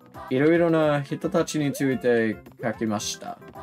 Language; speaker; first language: Japanese; non-native, learner; English